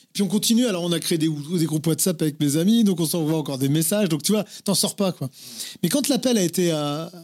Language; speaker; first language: French; native; French